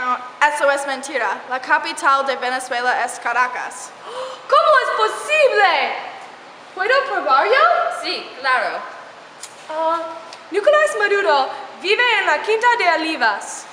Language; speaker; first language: Spanish; non-native, learner; English